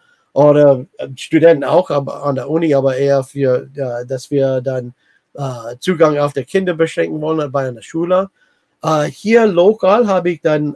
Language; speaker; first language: German; non-native, learner; English